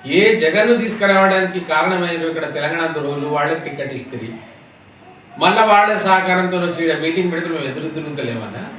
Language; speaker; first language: Telugu; non-native, local second language; Lambadi